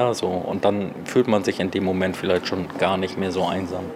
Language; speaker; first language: German; native; German